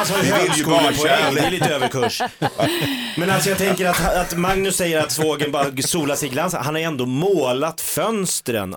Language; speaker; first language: Swedish; native; Swedish